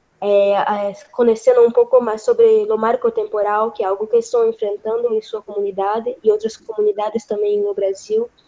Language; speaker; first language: Portuguese; non-native, fluent; Spanish